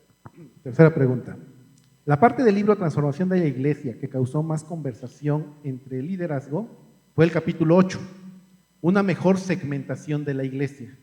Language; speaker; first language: Spanish; native; Spanish